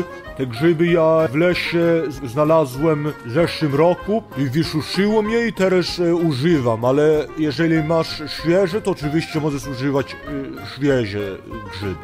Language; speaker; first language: Polish; early bilingual, heritage; Polish